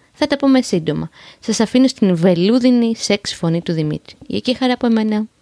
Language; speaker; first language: Greek; native; Greek